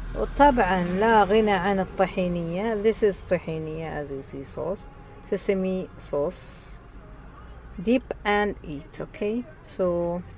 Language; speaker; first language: English; non-native, learner; Arabic